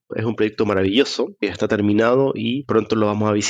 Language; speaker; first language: Spanish; native; Spanish